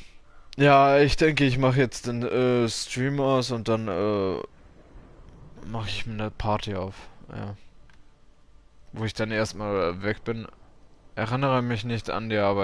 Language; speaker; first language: German; native; German